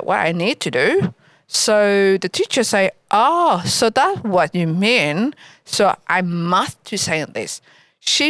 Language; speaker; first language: English; non-native, learner; Vietnamese